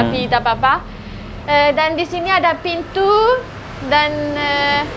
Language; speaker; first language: Indonesian; non-native, learner; French